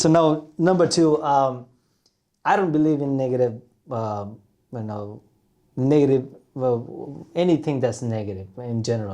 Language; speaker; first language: English; non-native, local second language; Bangla